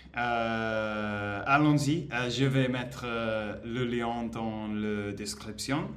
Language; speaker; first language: French; non-native, learner; Spanish